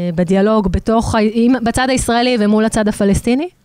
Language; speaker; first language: Hebrew; native; Hebrew